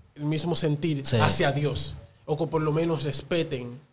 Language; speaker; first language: Spanish; native; Spanish